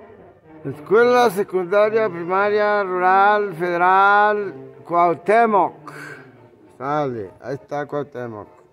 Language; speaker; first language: Spanish; native; Spanish